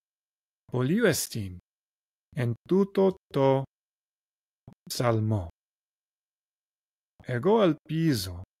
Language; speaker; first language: Greek; non-native, learner; English